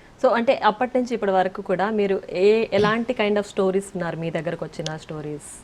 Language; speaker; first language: Telugu; native; Telugu